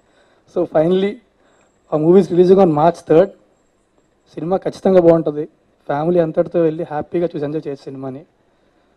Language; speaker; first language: Telugu; native; Telugu